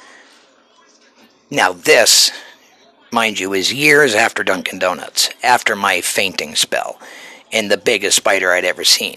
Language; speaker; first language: English; native; English